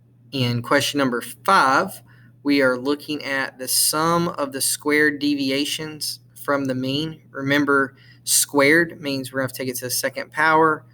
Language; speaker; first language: English; native; English